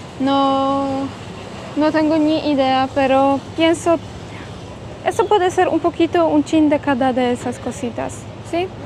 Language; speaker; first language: Spanish; non-native, fluent; Polish